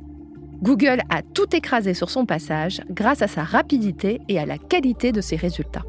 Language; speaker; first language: French; native; French